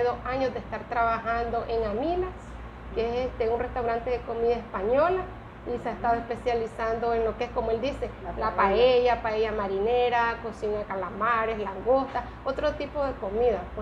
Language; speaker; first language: Spanish; native; Spanish